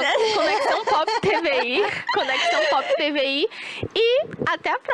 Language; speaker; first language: Portuguese; native; Portuguese